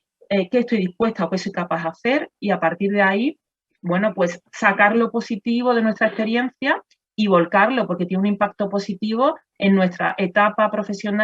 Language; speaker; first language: Spanish; native; Spanish